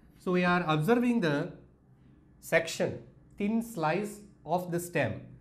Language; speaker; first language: English; non-native, local second language; Telugu